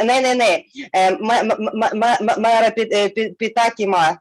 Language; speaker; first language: Hindi; non-native, learner; Russian